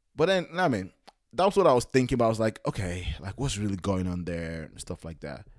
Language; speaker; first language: English; native; English